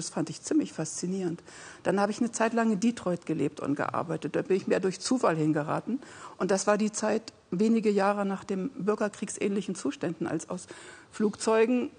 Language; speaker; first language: German; native; German